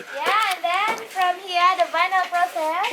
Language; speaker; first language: English; non-native, learner; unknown